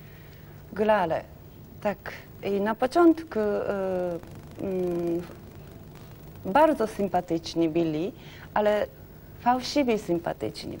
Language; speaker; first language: Polish; non-native, learner; Japanese